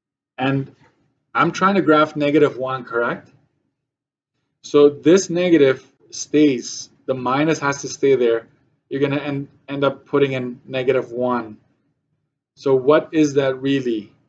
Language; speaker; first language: English; native; English